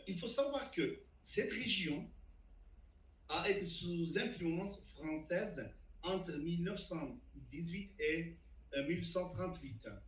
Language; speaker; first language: French; non-native, fluent; Turkish